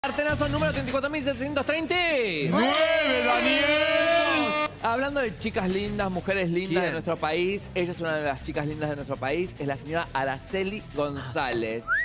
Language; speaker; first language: Spanish; native; Spanish